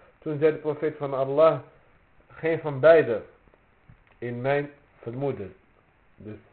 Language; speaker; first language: Dutch; early bilingual, other home language; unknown